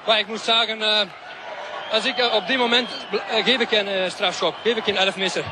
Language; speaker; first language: German; non-native, learner; Dutch